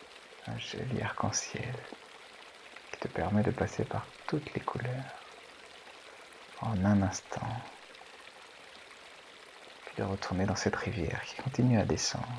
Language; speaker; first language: French; native; French